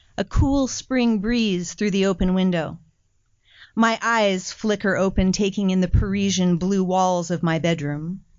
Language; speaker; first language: English; native; English